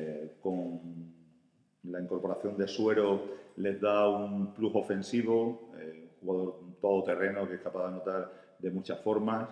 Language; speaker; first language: Spanish; native; Spanish